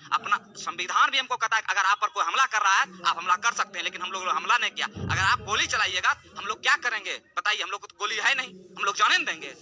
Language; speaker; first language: Hindi; native; Hindi